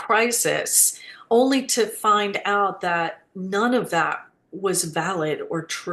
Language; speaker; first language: English; native; English